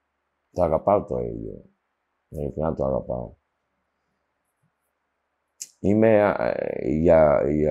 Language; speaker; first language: Greek; early bilingual, heritage; Greek